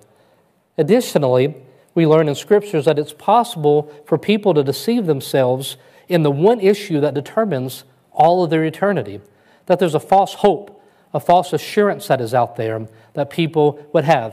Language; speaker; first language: English; native; English